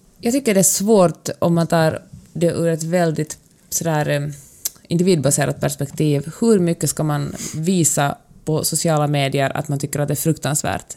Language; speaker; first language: Swedish; native; Swedish